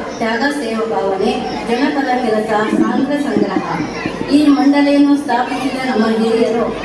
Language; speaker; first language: Kannada; native; Kannada